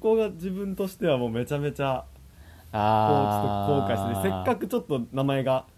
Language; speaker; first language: Japanese; native; Japanese